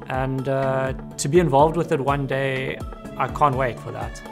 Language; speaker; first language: English; native; English